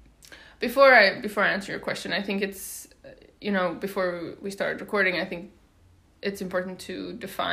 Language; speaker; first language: English; non-native, local second language; Afrikaans